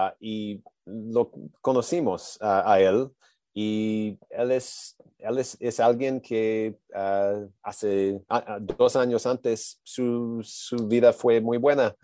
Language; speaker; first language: Spanish; non-native, learner; English